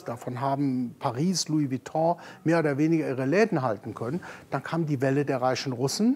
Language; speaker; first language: German; native; German